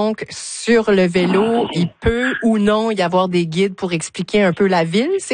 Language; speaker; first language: French; native; French